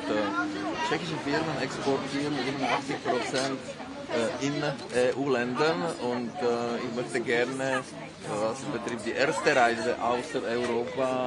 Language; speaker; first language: German; non-native, fluent; Czech